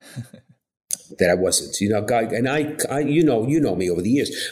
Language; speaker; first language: English; native; English